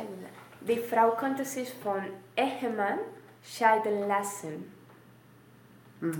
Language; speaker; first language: German; non-native, learner; Spanish